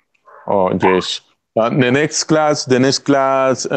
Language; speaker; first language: English; non-native, learner; Spanish